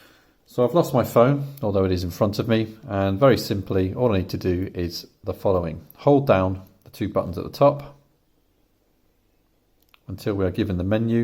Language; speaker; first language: English; native; English